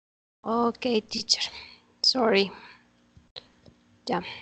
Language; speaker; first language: English; non-native, learner; Spanish